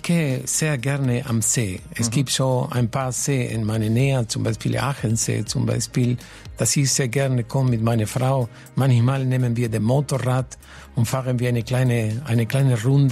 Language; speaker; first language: German; non-native, fluent; Spanish